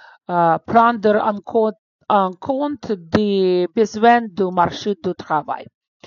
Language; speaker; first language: French; non-native, fluent; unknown